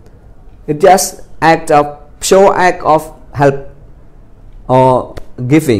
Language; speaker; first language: English; non-native, fluent; Khmer